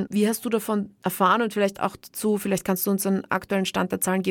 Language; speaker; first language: German; native; German